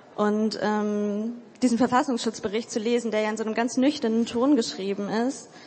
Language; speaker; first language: German; native; German